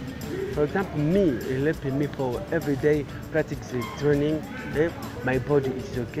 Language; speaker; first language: English; non-native, learner; French